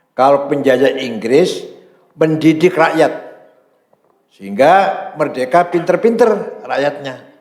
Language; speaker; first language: Malay; non-native, local second language; Javanese